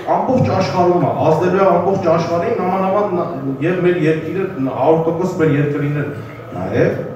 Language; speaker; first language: Armenian; native; Armenian